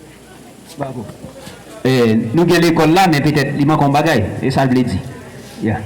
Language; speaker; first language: French; non-native, local second language; Haitian Creole